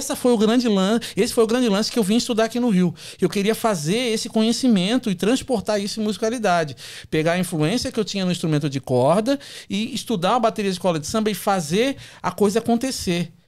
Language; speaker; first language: Portuguese; native; Portuguese